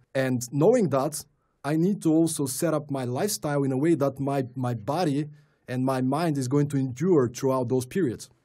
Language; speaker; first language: English; non-native, fluent; Bulgarian